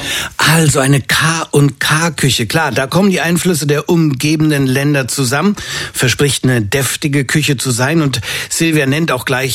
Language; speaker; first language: German; native; German